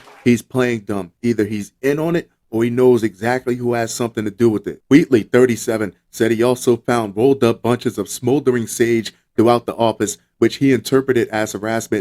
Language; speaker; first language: English; native; English